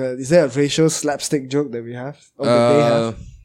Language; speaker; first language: English; non-native, local second language; Malay